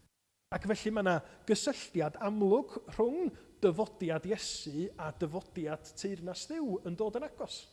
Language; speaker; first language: Welsh; native; Welsh